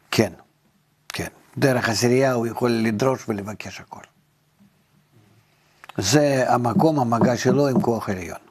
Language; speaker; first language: Hebrew; non-native, fluent; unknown